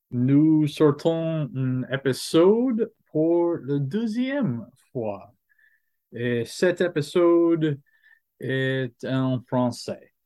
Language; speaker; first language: French; non-native, learner; English